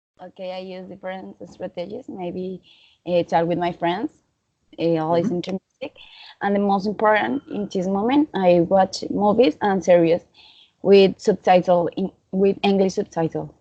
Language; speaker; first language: English; non-native, learner; Spanish